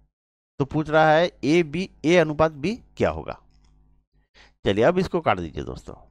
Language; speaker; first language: Hindi; native; Hindi